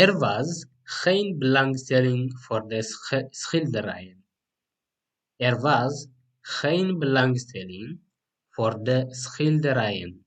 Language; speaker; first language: Dutch; non-native, fluent; Tigrinya